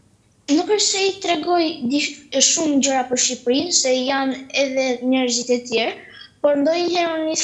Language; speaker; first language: Albanian; early bilingual, heritage; Albanian